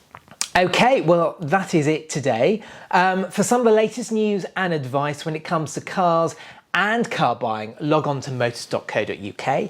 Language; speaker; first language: English; native; English